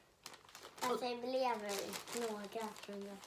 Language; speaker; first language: Swedish; native; Swedish